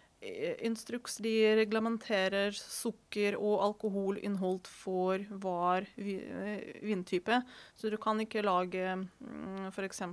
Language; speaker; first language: Norwegian; non-native, fluent; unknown